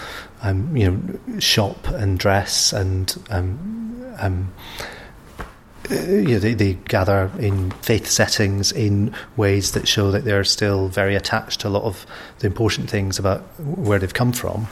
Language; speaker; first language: English; native; English